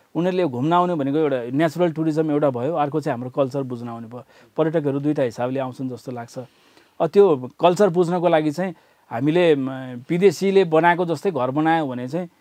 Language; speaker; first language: Nepali; native; Nepali